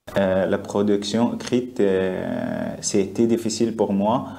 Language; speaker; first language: French; non-native, learner; English